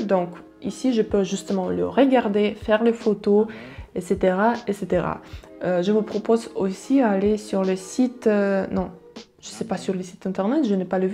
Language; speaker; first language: French; non-native, learner; Russian